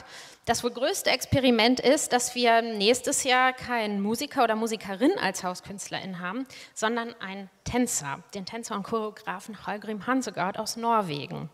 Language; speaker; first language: German; native; German